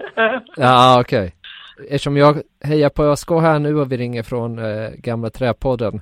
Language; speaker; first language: Swedish; native; Swedish